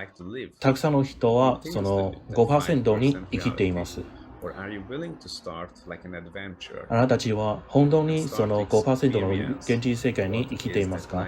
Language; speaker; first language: Japanese; non-native, learner; English